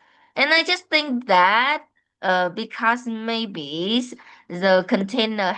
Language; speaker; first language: English; non-native, fluent; Vietnamese